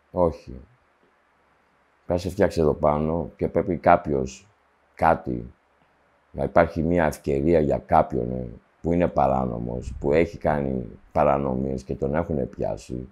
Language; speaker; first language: Greek; early bilingual, heritage; Greek